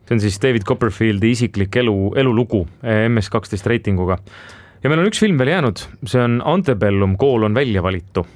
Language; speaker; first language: Estonian; native; Estonian